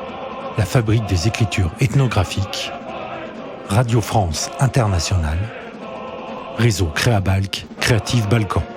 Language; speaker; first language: French; native; French